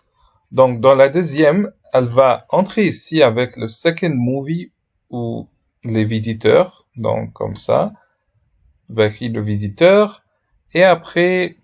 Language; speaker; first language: French; non-native, fluent; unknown